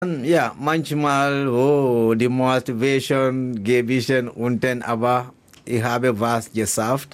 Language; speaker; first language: German; non-native, learner; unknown